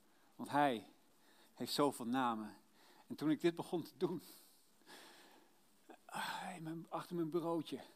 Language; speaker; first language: Dutch; native; Dutch